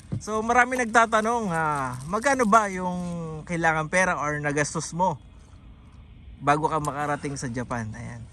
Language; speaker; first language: Filipino; native; Filipino